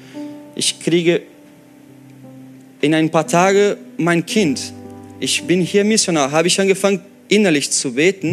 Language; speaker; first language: German; non-native, fluent; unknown